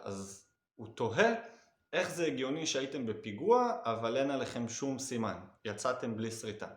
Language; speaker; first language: Hebrew; native; Hebrew